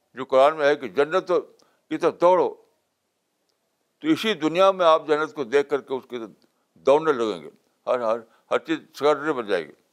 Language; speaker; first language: Urdu; native; Urdu